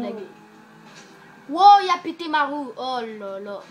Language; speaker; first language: French; native; French